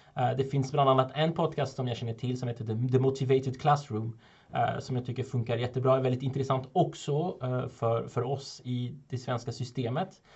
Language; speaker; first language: Swedish; non-native, fluent; French